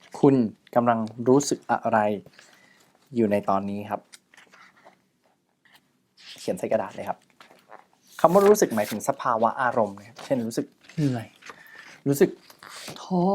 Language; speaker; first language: Thai; native; Thai